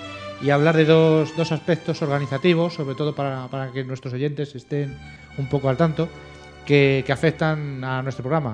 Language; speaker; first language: Spanish; native; Spanish